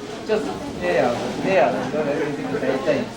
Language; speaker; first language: Chinese; non-native, fluent; Vietnamese